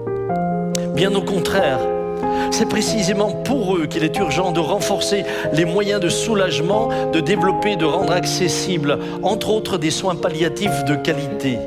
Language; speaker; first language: French; native; French